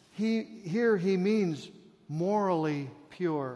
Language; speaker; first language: English; native; English